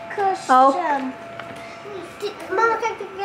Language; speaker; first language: Dutch; early bilingual, other home language; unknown